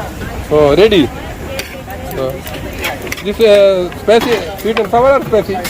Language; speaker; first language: English; non-native, learner; Urdu